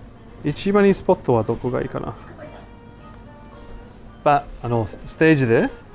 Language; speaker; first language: Japanese; non-native, learner; English